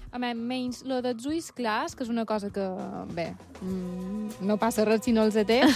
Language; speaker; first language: Catalan; native; Catalan